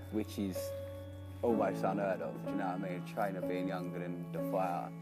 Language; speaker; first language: English; native; English